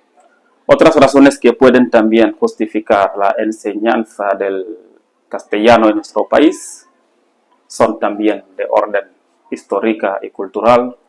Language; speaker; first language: Spanish; non-native, fluent; Serer